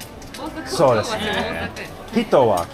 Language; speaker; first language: Japanese; non-native, learner; English